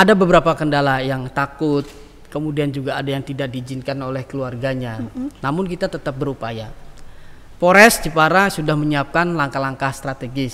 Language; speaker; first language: Indonesian; native; Indonesian